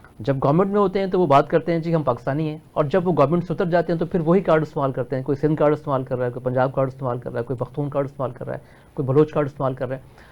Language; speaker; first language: Urdu; non-native, local second language; Punjabi